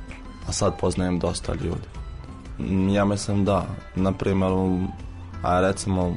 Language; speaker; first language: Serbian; non-native, fluent; Arabic